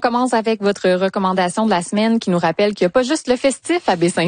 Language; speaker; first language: French; native; French